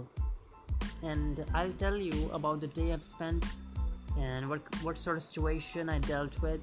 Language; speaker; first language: English; non-native, local second language; Hindi